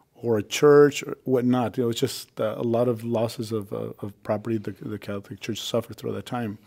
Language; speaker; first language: English; early bilingual, other home language; Spanish